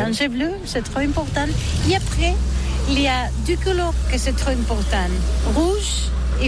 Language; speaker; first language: French; non-native, learner; Catalan